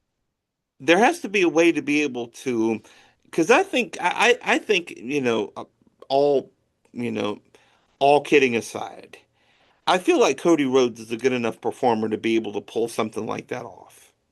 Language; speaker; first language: English; native; English